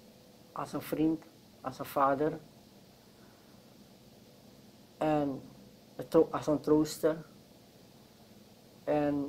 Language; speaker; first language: Dutch; non-native, local second language; Sranan Tongo